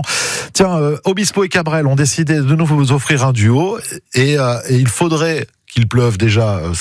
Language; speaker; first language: French; native; French